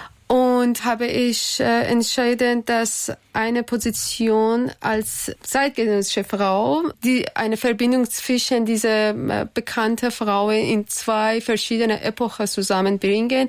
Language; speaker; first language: German; non-native, learner; Persian